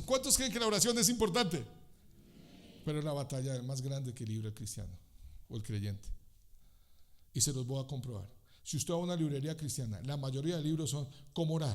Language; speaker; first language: Spanish; native; Spanish